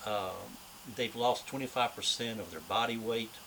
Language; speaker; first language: English; native; English